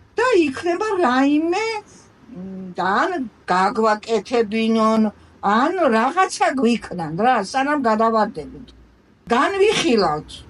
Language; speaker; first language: Georgian; native; Georgian